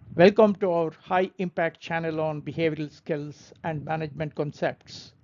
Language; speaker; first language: English; non-native, local second language; Telugu